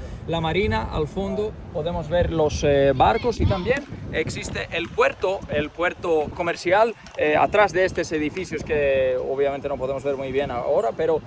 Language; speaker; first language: Spanish; non-native, fluent; Portuguese